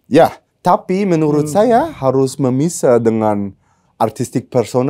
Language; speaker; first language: Indonesian; early bilingual, heritage; German